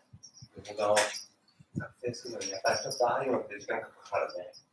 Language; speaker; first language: Japanese; native; Japanese